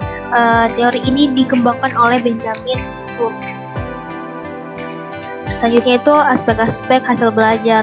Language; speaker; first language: Indonesian; native; Indonesian